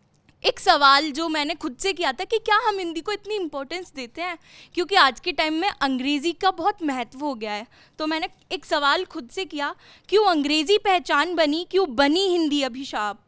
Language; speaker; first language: Hindi; native; Hindi